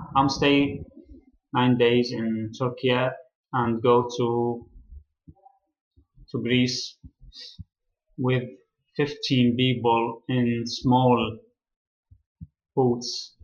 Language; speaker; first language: English; non-native, learner; Arabic